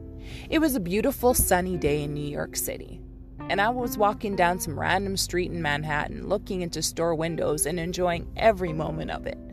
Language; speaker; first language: English; native; English